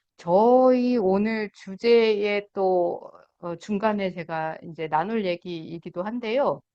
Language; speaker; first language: Korean; native; Korean